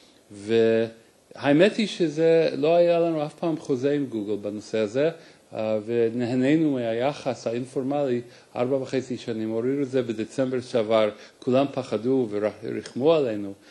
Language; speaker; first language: Hebrew; non-native, fluent; English